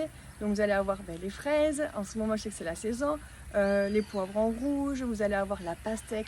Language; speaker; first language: French; native; French